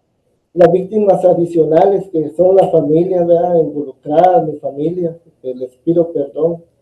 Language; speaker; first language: Spanish; native; Spanish